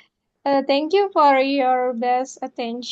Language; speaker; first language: English; non-native, fluent; Indonesian